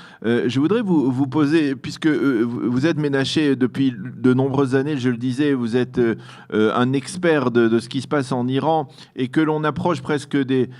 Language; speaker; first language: French; native; French